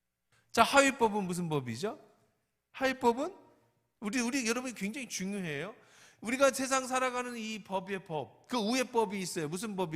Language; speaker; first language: Korean; native; Korean